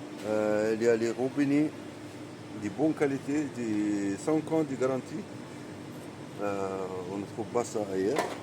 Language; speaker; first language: French; non-native, learner; Arabic